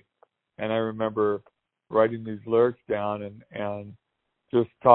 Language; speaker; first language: English; native; English